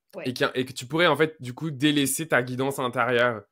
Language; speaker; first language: French; native; French